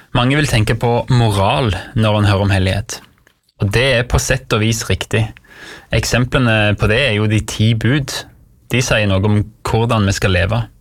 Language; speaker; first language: Norwegian; native; Norwegian